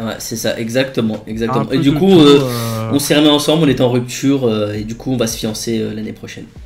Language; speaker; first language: French; native; French